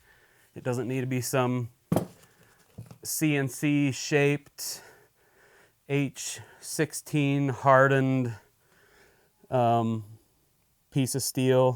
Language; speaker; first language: English; native; English